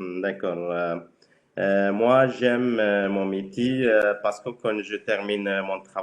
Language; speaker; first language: French; non-native, learner; Spanish